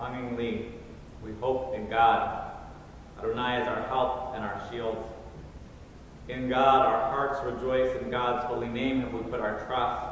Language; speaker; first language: English; native; English